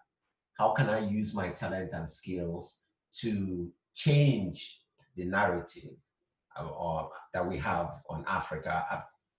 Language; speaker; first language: English; non-native, local second language; Igbo